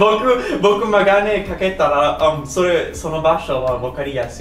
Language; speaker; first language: Japanese; non-native, learner; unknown